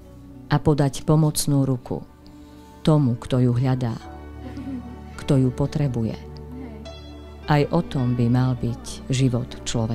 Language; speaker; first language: Slovak; native; Slovak